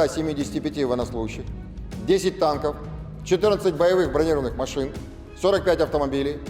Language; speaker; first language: Russian; native; Russian